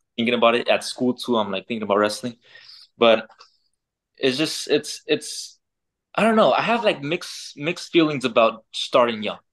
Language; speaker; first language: English; native; English